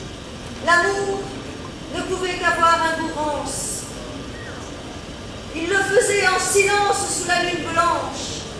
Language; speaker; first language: French; native; French